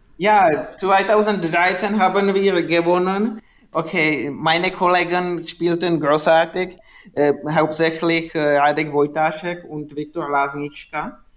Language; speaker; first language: German; non-native, learner; Czech